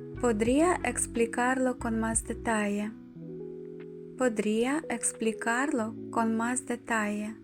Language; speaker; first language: Spanish; non-native, fluent; Ukrainian